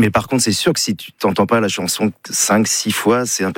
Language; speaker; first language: French; native; French